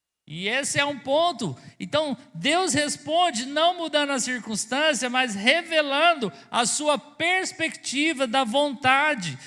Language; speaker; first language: Portuguese; native; Portuguese